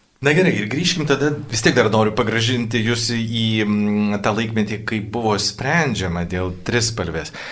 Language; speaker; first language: Lithuanian; native; Lithuanian